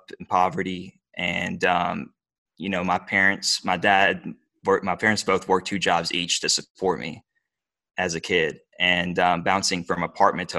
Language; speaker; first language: English; early bilingual, other home language; Bosnian